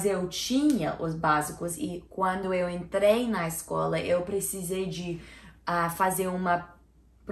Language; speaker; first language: Portuguese; non-native, learner; English